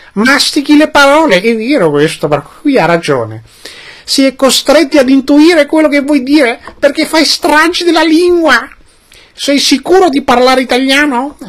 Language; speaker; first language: Italian; early bilingual, other home language; Albanian